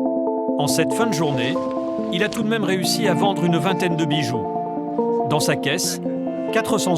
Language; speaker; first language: French; native; French